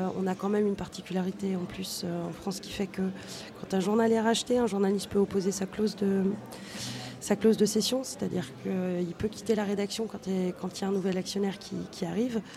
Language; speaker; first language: French; native; French